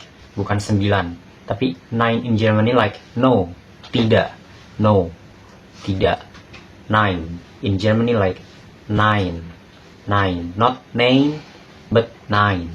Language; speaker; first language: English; non-native, learner; Indonesian